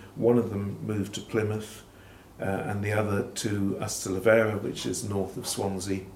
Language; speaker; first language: English; native; English